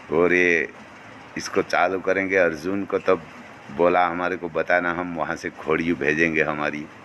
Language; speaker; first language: Hindi; non-native, local second language; Gujarati